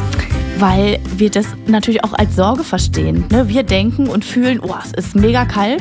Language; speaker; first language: German; native; German